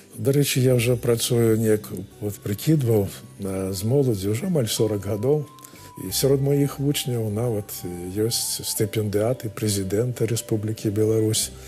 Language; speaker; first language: Belarusian; native; Belarusian